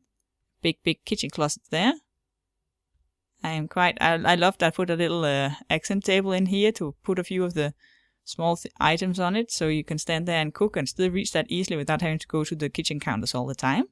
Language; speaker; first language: English; non-native, fluent; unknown